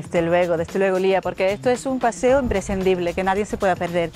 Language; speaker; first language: Spanish; native; Spanish